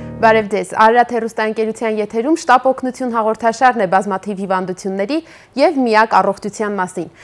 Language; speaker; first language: Armenian; native; Armenian